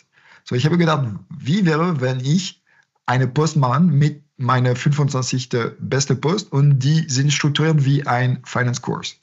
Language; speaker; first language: German; non-native, fluent; French